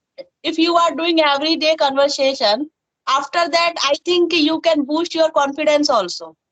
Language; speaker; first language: English; non-native, fluent; Hindi